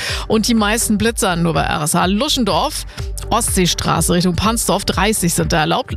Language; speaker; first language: German; native; German